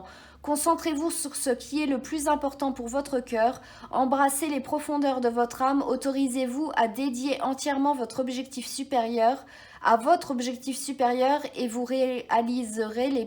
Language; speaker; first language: French; native; French